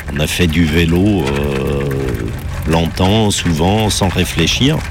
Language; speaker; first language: French; non-native, fluent; German